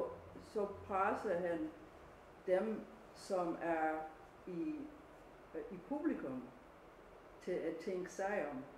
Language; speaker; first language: Danish; non-native, fluent; English